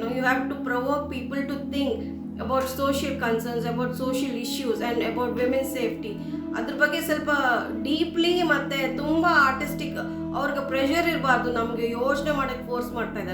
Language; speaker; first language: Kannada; non-native, local second language; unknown